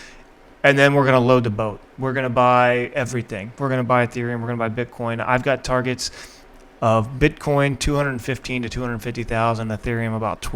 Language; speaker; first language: English; native; English